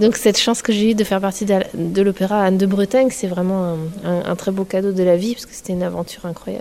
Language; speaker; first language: French; native; French